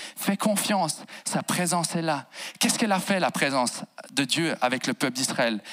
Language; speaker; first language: French; native; French